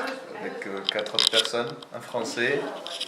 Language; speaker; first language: French; native; French